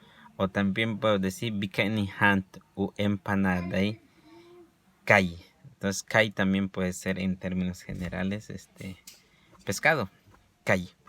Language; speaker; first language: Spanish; non-native, local second language; Yucateco